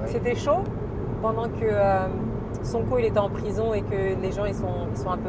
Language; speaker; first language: French; native; French